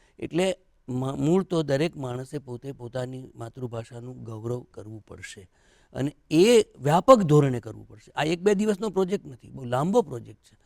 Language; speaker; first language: Gujarati; native; Gujarati